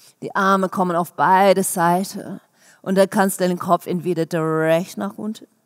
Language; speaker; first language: German; non-native, fluent; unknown